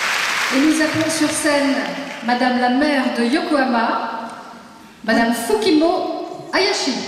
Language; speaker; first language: French; native; French